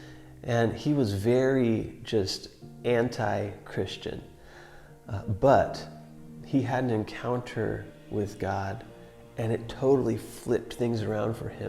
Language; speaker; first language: English; native; English